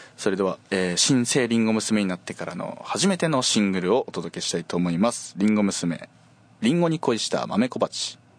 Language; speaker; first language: Japanese; native; Japanese